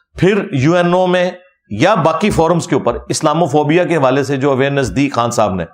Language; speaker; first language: Urdu; non-native, local second language; Punjabi